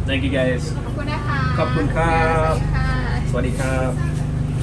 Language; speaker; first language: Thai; non-native, learner; English